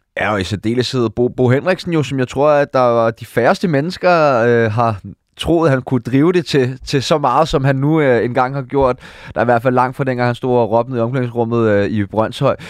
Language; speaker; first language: Danish; native; Danish